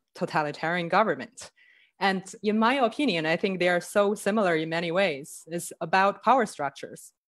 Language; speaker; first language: English; non-native, fluent; Chinese